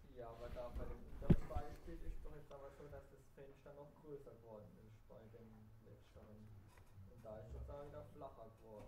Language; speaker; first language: German; native; German